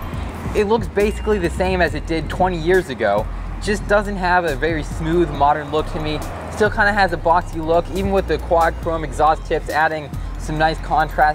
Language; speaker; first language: English; native; English